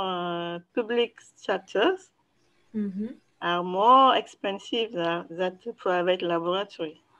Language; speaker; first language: English; non-native, learner; French